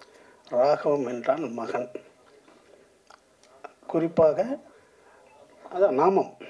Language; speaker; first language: Tamil; native; Tamil